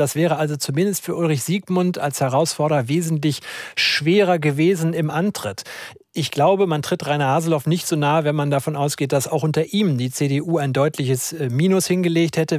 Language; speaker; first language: German; native; German